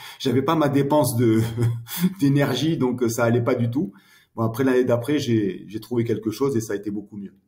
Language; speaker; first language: French; early bilingual, heritage; French